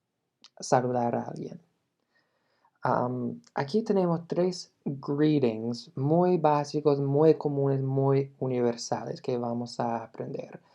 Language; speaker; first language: Spanish; non-native, fluent; English